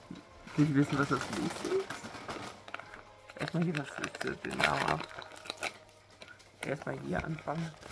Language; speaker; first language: German; native; German